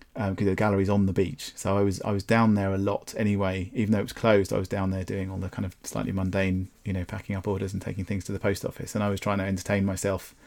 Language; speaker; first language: English; native; English